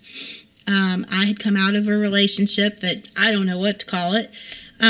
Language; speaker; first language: English; native; English